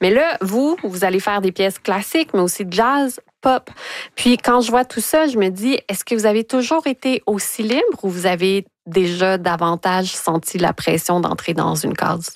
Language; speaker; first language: French; native; French